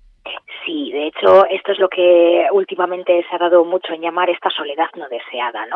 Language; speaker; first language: Spanish; native; Spanish